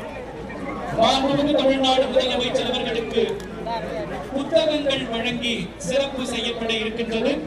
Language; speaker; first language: Tamil; native; Tamil